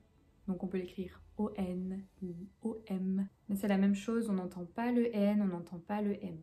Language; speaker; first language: French; native; French